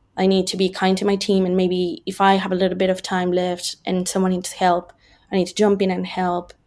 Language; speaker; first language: English; non-native, fluent; Spanish